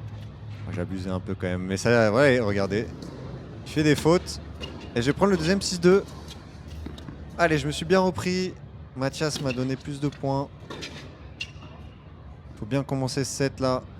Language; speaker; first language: French; native; French